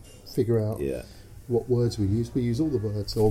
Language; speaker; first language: English; native; English